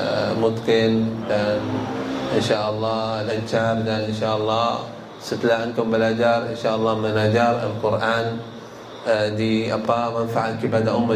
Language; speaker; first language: Indonesian; non-native, learner; Arabic